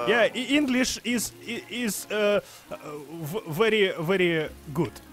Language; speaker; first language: English; non-native, learner; Russian